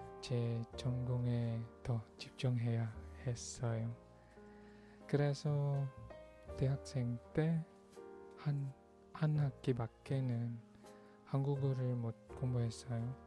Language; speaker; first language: Korean; non-native, learner; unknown